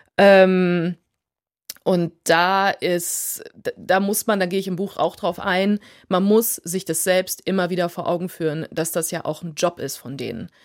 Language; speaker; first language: German; early bilingual, other home language; Plautdietsch